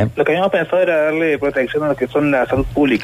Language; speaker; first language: Spanish; native; Spanish